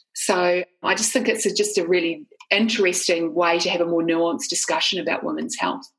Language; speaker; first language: English; native; English